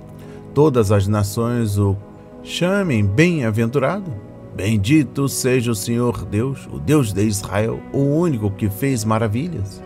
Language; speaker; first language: Portuguese; native; Portuguese